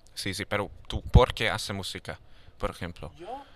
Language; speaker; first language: Spanish; non-native, learner; Hungarian